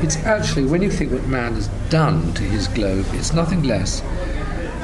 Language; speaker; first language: English; native; English